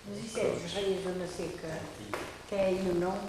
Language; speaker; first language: Portuguese; native; Portuguese